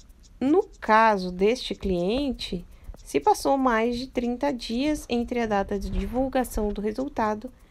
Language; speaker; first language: Portuguese; native; Portuguese